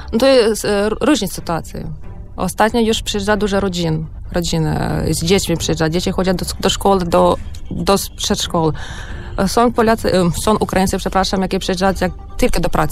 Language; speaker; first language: Polish; non-native, learner; Ukrainian